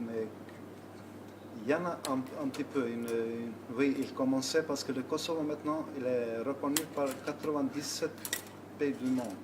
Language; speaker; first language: French; non-native, learner; Albanian